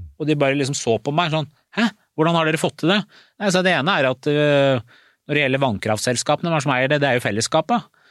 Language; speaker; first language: Norwegian; early bilingual, other home language; Persian